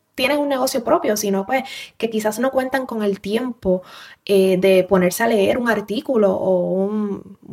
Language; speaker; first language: Spanish; native; Spanish